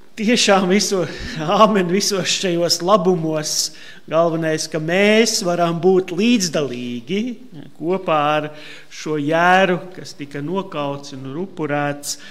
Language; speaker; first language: Latvian; native; Latvian